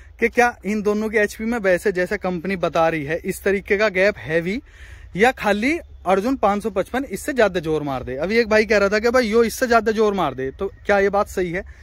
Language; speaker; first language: Hindi; native; Hindi